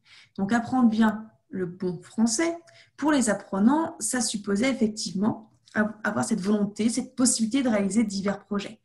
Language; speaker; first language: French; native; French